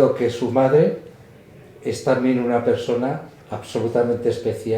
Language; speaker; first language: Spanish; native; Spanish